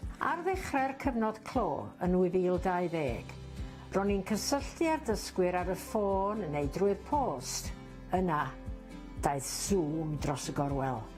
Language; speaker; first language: Welsh; non-native, fluent; English